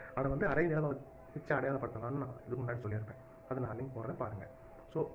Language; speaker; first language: Tamil; non-native, local second language; Telugu